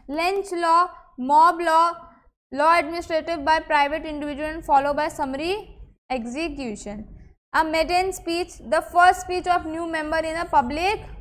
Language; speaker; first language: Hindi; native; Hindi